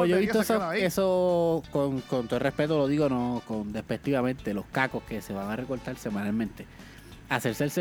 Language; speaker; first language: Spanish; native; Spanish